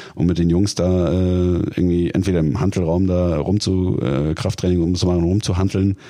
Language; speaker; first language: German; native; German